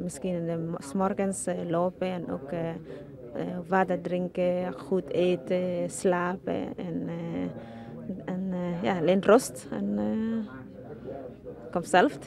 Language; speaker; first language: Dutch; non-native, learner; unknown